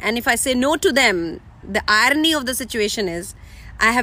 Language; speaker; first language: English; non-native, local second language; Hindi